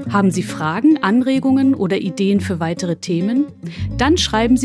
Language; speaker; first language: German; native; German